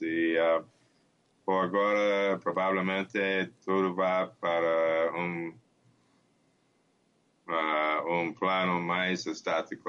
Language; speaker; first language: Portuguese; non-native, learner; English